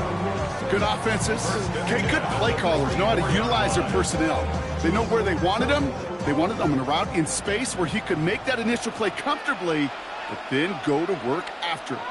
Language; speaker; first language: English; native; English